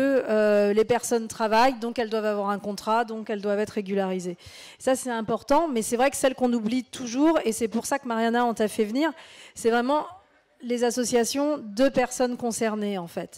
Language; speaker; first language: French; native; French